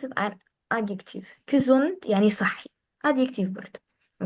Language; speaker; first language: German; non-native, fluent; Arabic